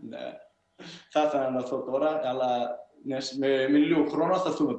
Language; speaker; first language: Greek; early bilingual, heritage; Greek